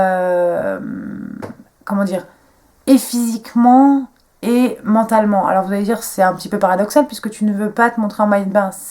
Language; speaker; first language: French; native; French